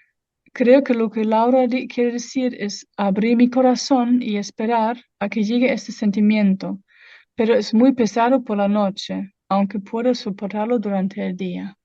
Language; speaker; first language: Spanish; non-native, fluent; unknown